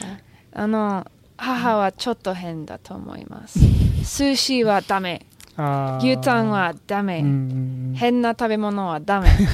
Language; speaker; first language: Japanese; non-native, learner; English